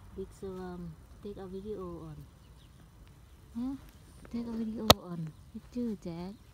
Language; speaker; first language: English; non-native, learner; Thai